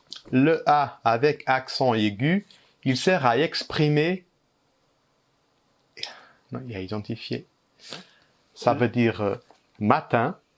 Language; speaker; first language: French; early bilingual, heritage; Portuguese